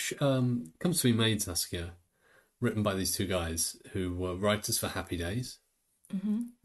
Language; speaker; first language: English; native; English